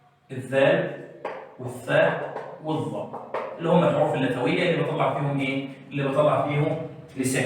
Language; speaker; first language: Arabic; native; Arabic